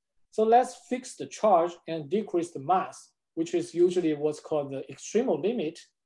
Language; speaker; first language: English; non-native, fluent; Chinese